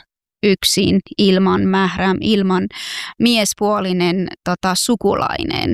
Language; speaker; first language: Finnish; early bilingual, other home language; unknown